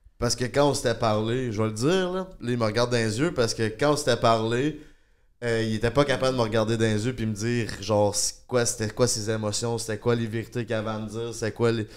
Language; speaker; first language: French; native; French